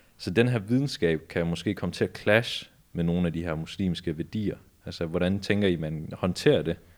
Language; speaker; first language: Danish; early bilingual, other home language; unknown